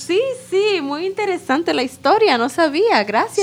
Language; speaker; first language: Spanish; non-native, learner; English